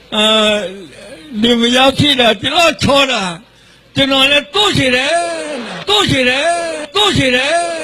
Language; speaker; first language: Burmese; non-native, local second language; Karen languages